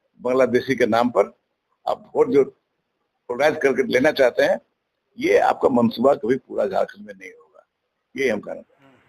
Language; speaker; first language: Hindi; native; Hindi